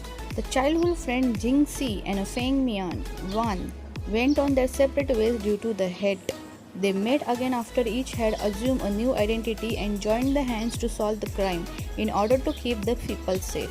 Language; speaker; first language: English; non-native, fluent; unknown